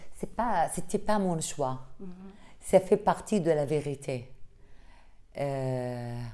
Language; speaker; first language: French; non-native, learner; Arabic